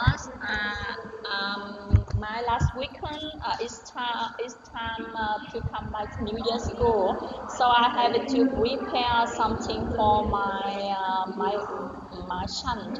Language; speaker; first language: English; non-native, learner; Vietnamese